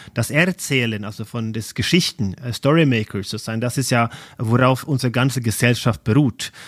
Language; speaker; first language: German; non-native, fluent; Norwegian